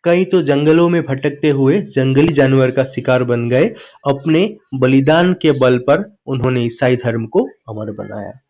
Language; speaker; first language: Hindi; non-native, local second language; Assamese